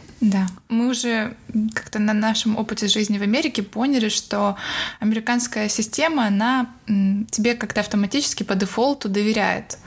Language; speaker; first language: Russian; native; Russian